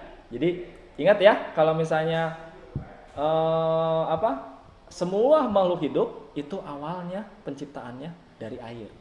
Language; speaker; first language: Indonesian; native; Indonesian